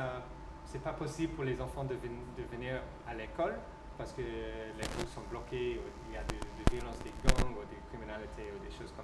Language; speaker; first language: French; non-native, fluent; English